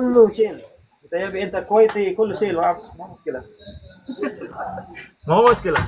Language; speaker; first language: Arabic; non-native, learner; Indonesian